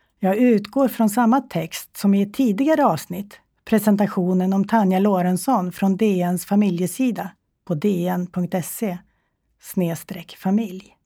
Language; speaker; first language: Swedish; native; Swedish